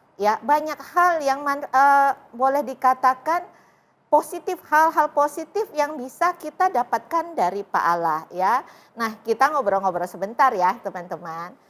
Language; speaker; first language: Indonesian; native; Indonesian